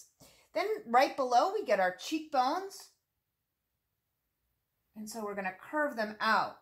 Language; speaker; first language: English; native; English